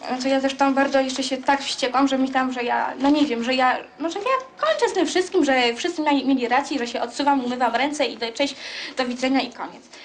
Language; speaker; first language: Polish; native; Polish